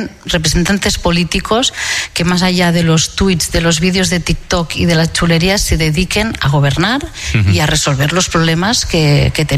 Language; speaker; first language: Spanish; non-native, local second language; Catalan